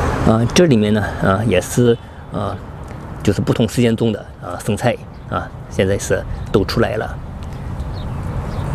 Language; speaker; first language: Chinese; native; Chinese